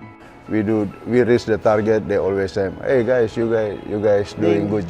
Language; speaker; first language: English; non-native, fluent; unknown